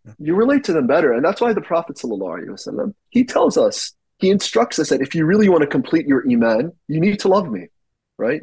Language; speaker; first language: English; native; English